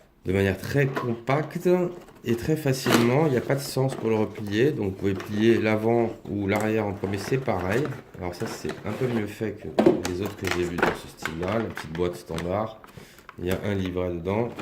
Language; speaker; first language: French; native; French